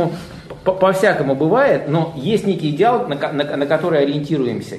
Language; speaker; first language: Russian; native; Russian